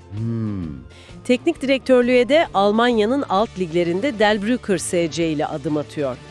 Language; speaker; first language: Turkish; native; Turkish